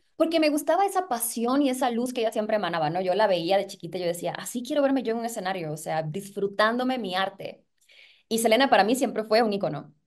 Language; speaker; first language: Spanish; native; Spanish